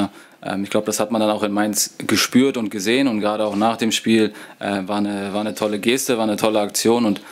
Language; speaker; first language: German; native; German